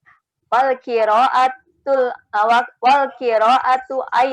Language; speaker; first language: Arabic; non-native, learner; Indonesian